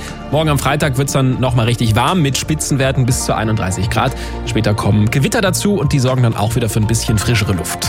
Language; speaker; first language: German; native; German